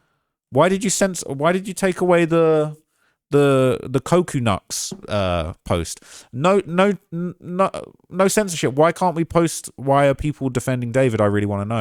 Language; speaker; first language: English; native; English